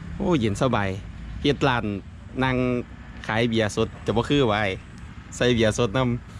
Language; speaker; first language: Thai; native; Thai